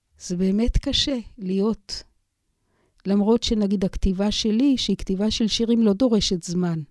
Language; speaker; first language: Hebrew; native; Hebrew